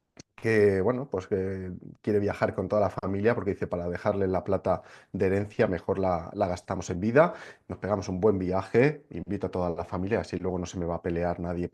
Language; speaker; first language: Spanish; native; Spanish